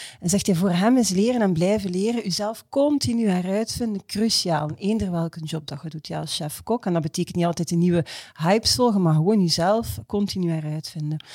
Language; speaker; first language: Dutch; native; Dutch